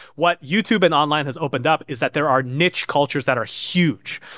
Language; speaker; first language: English; native; English